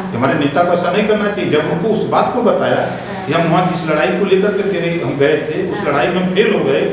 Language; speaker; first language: Hindi; native; Hindi